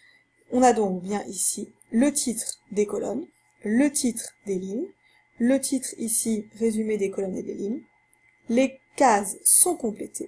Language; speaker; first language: French; native; French